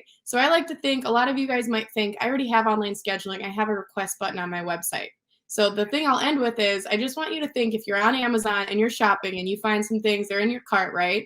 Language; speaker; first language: English; native; English